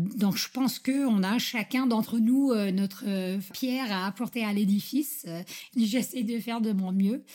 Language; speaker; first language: French; non-native, fluent; English